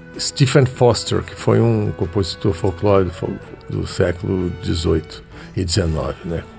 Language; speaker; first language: Portuguese; native; Portuguese